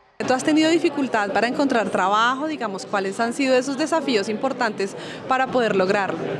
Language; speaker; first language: Spanish; native; Spanish